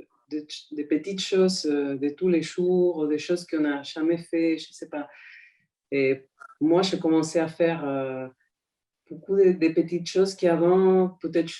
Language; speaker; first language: French; non-native, fluent; Spanish